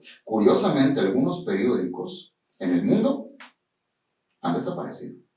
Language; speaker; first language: Spanish; native; Spanish